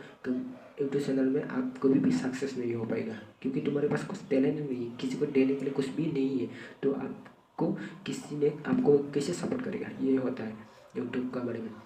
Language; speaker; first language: Hindi; non-native, local second language; Bodo